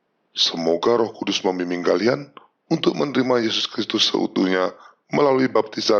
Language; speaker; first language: Indonesian; native; Indonesian